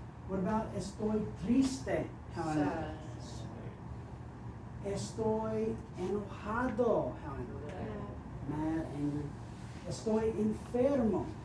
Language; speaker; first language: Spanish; non-native, fluent; English